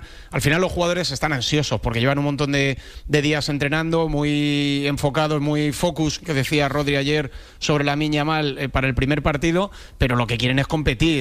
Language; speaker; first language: Spanish; native; Spanish